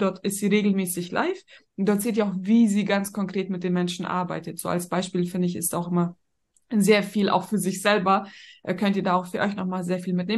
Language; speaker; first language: German; native; German